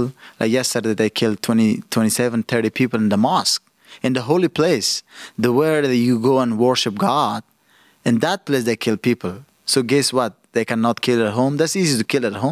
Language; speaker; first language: English; non-native, fluent; Persian